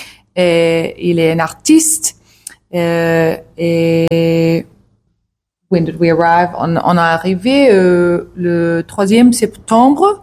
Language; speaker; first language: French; non-native, learner; English